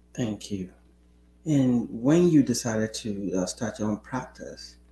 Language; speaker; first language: English; non-native, local second language; Yoruba